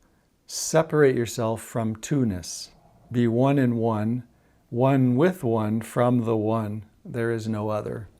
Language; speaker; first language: English; native; English